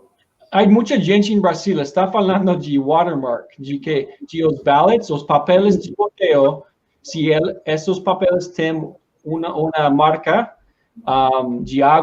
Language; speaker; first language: Portuguese; non-native, learner; Spanish